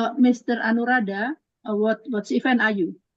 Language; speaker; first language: English; non-native, learner; Indonesian